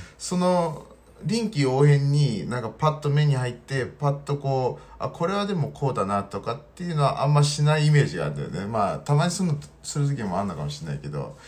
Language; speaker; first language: Japanese; non-native, fluent; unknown